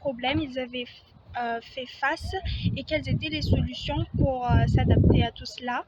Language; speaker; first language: French; non-native, local second language; Malagasy